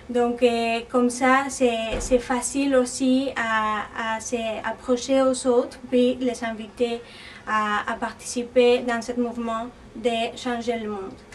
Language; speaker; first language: French; non-native, fluent; Spanish